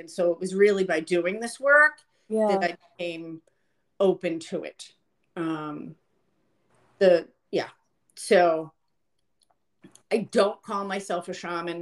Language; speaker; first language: English; native; English